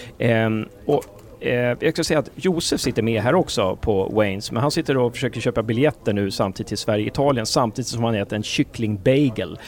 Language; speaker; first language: Swedish; native; Swedish